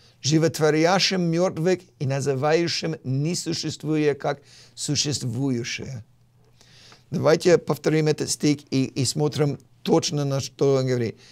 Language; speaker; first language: Russian; non-native, fluent; English